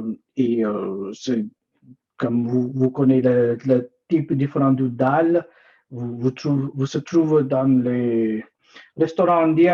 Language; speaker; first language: French; non-native, learner; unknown